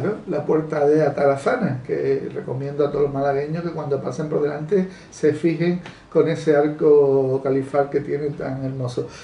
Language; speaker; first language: Spanish; native; Spanish